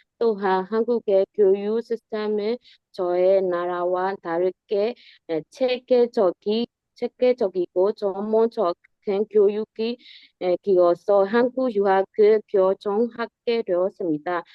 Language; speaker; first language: Korean; non-native, learner; Burmese